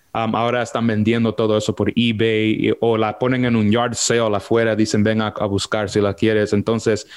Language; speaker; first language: Spanish; early bilingual, heritage; Spanish